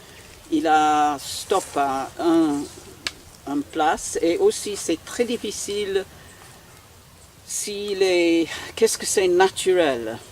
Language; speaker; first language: French; non-native, fluent; English